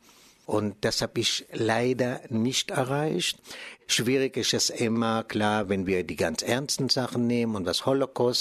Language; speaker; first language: German; non-native, fluent; Hebrew